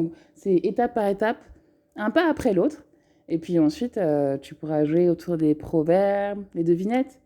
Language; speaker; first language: French; native; French